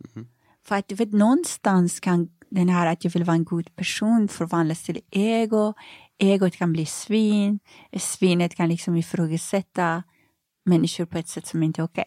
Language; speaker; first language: Swedish; non-native, fluent; Persian